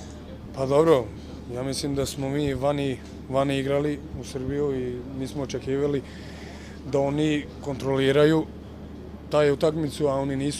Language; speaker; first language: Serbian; early bilingual, heritage; German